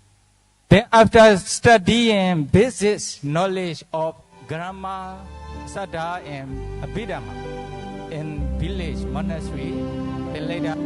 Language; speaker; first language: English; non-native, fluent; Burmese